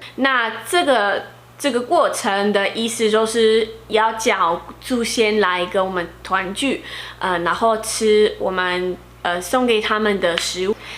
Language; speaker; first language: Chinese; non-native, fluent; Portuguese